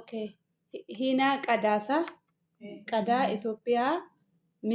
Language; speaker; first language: Arabic; non-native, learner; Oromo